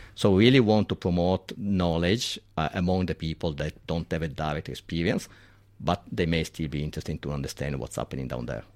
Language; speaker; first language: English; non-native, fluent; Italian